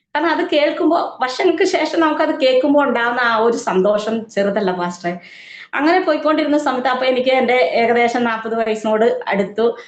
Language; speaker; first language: Malayalam; native; Malayalam